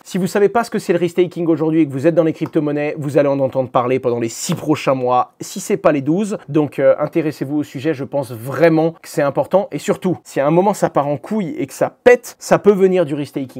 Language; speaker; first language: French; native; French